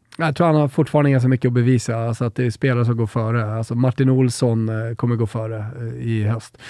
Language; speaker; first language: Swedish; native; Swedish